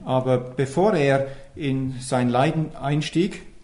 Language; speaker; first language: German; native; German